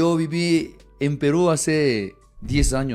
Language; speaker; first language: Spanish; non-native, fluent; Korean